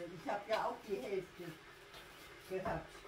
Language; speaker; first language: German; native; German